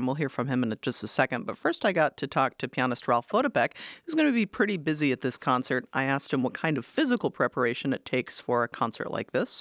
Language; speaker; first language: English; native; English